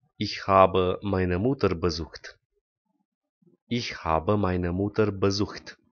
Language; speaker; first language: German; non-native, fluent; Romanian